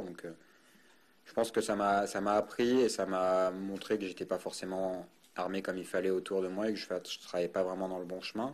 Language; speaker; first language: French; native; French